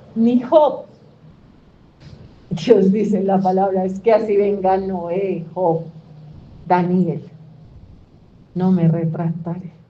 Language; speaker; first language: Spanish; native; Spanish